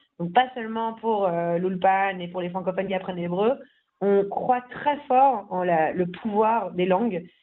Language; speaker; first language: French; native; French